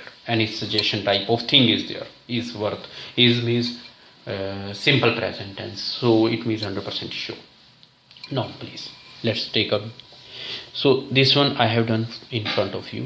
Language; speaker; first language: English; non-native, local second language; Hindi